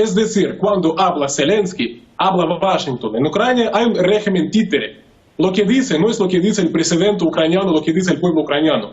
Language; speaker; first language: Spanish; non-native, fluent; Russian